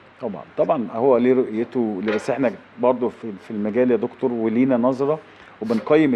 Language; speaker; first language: Arabic; native; Arabic